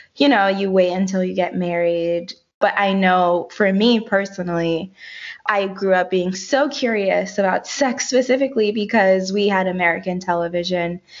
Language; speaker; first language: English; early bilingual, other home language; Haitian Creole